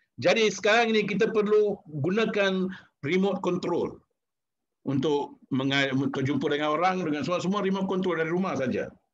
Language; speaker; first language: Malay; non-native, local second language; Tamil